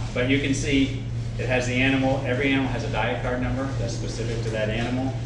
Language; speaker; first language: English; native; English